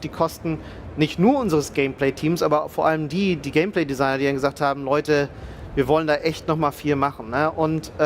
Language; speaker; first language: German; native; German